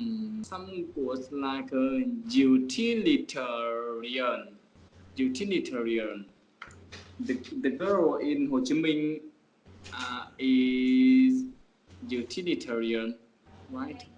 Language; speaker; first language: English; non-native, learner; Vietnamese